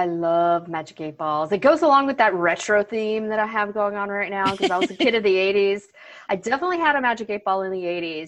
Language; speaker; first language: English; native; English